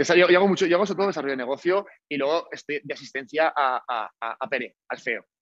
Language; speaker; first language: Spanish; native; Spanish